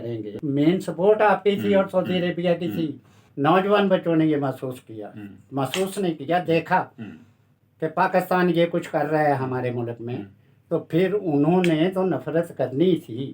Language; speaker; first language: Urdu; non-native, local second language; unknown